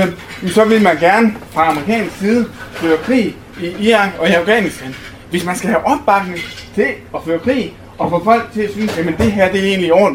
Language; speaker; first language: Danish; native; Danish